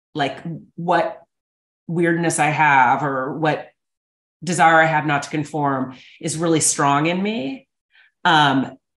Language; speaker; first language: English; native; English